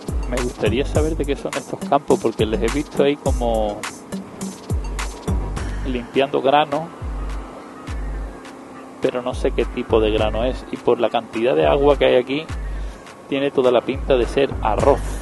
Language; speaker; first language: Spanish; native; Spanish